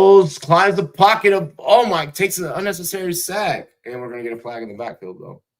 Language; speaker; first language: English; native; English